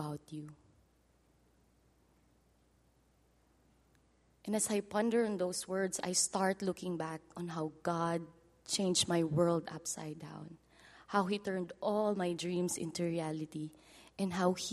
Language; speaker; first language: English; non-native, local second language; Filipino